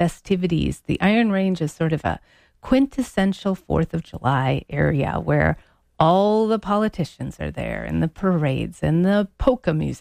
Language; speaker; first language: English; native; English